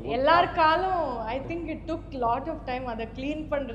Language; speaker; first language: Tamil; non-native, fluent; Malayalam